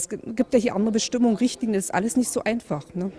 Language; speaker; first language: German; native; German